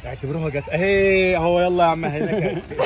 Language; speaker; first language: Arabic; native; Arabic